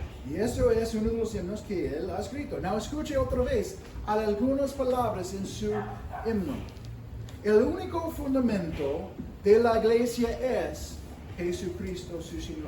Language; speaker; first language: Spanish; non-native, fluent; English